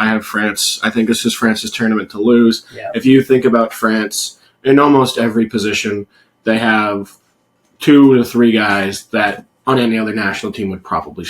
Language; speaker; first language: English; native; English